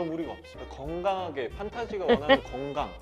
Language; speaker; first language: Korean; native; Korean